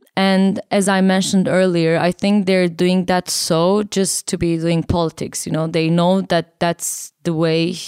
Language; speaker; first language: English; non-native, fluent; Turkish